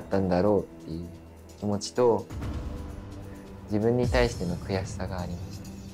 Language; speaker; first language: Japanese; native; Japanese